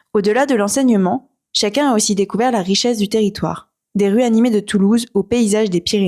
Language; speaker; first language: French; native; French